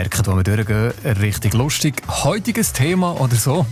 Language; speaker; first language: German; native; German